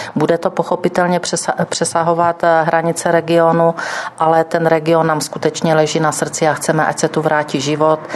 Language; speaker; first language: Czech; native; Czech